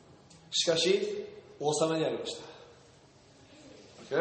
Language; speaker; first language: Japanese; non-native, fluent; English